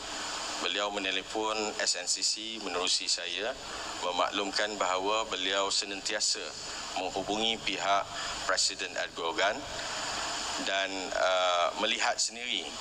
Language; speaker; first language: Malay; native; Malay